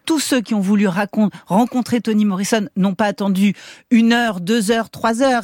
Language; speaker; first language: French; native; French